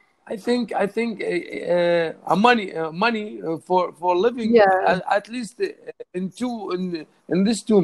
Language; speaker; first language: English; non-native, learner; Arabic